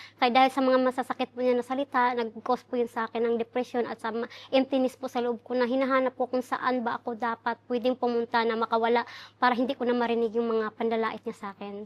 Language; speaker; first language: Filipino; native; Filipino